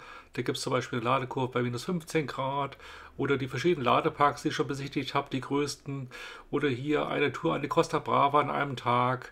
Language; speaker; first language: German; native; German